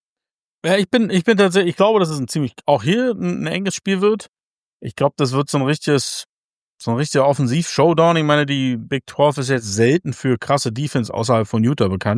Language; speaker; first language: German; native; German